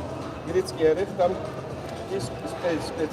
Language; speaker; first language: Russian; non-native, local second language; Georgian